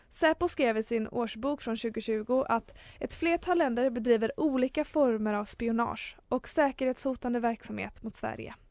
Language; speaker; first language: Swedish; native; Swedish